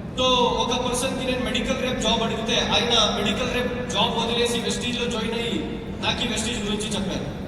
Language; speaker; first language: Telugu; non-native, local second language; Urdu